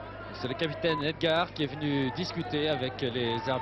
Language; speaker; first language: French; native; French